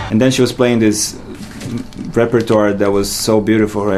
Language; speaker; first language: English; non-native, fluent; Portuguese